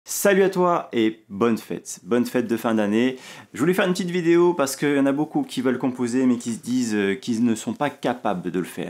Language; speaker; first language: French; native; French